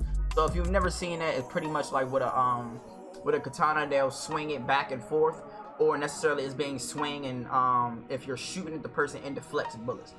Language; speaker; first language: English; native; English